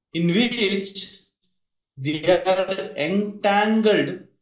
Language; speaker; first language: English; non-native, local second language; Kannada